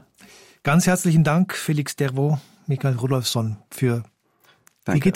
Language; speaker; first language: German; native; German